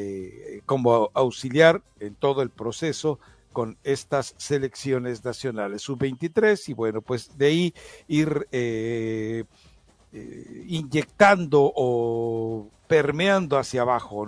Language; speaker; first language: Spanish; native; Spanish